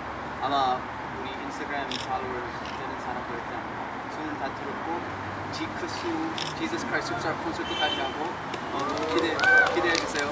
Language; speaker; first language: Korean; early bilingual, heritage; English